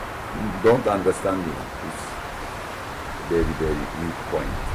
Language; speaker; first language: English; non-native, learner; Japanese